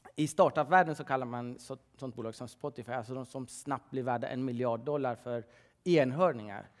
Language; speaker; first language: Swedish; early bilingual, other home language; Persian